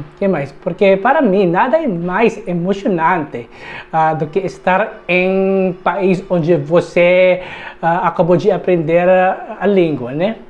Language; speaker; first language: Portuguese; non-native, learner; Filipino